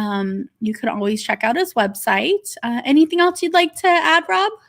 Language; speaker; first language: English; native; English